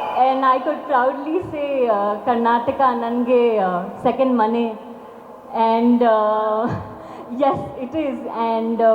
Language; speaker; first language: Kannada; non-native, local second language; Hindi